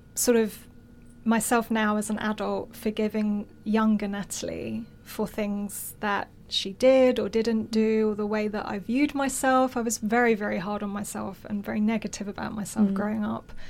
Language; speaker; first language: English; native; English